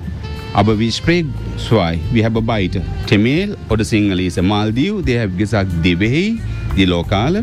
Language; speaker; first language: German; non-native, learner; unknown